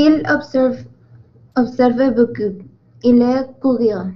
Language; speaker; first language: French; non-native, learner; Spanish